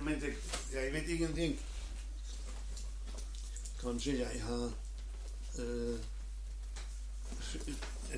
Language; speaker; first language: Danish; non-native, learner; German